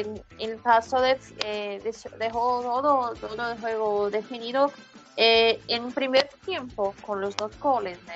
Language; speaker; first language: Spanish; non-native, fluent; Portuguese